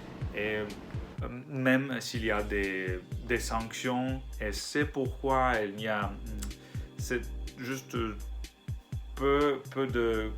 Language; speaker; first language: French; non-native, learner; Russian